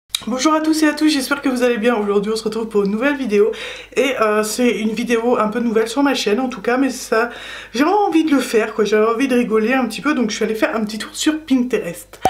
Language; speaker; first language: French; native; French